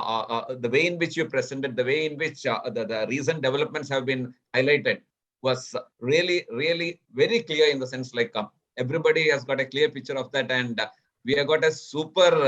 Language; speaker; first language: English; non-native, local second language; Malayalam